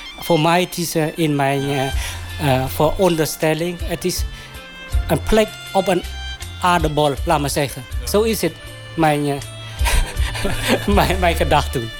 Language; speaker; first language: Dutch; non-native, fluent; Khmer